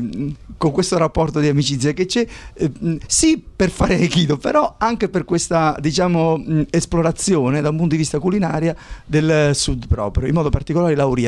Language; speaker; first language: Italian; native; Italian